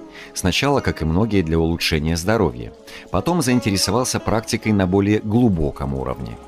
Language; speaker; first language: Russian; native; Russian